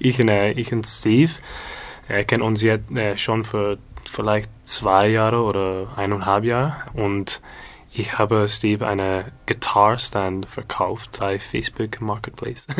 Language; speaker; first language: German; non-native, learner; English